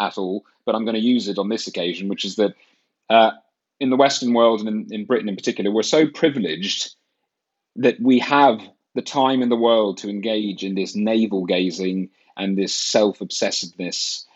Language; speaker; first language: English; native; English